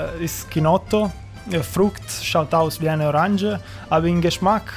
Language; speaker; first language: German; non-native, fluent; Italian